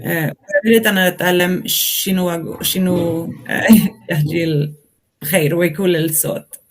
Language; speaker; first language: Arabic; non-native, learner; Swedish